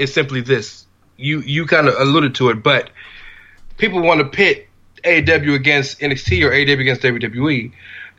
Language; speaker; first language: English; native; English